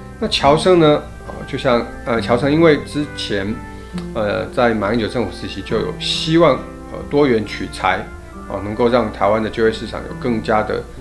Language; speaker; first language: Chinese; native; Chinese